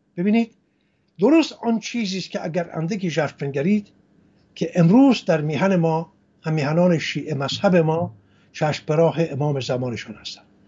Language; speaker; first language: Persian; non-native, local second language; Assyrian Neo-Aramaic